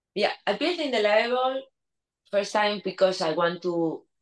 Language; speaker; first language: English; non-native, learner; Spanish